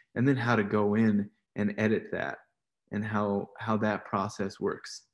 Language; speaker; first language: English; native; English